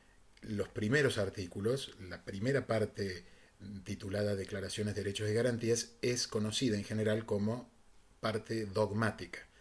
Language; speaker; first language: Spanish; native; Spanish